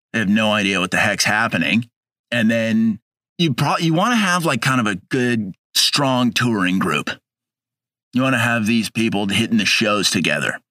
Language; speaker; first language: English; native; English